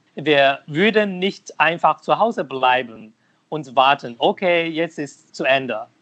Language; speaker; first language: German; non-native, fluent; Cantonese